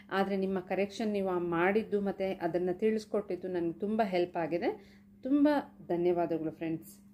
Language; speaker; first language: Kannada; non-native, local second language; Telugu